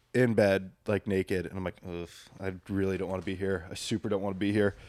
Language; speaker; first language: English; native; English